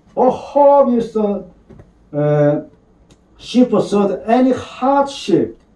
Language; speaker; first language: English; non-native, learner; Korean